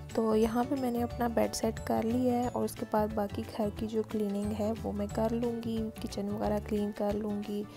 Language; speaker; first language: Urdu; non-native, local second language; Punjabi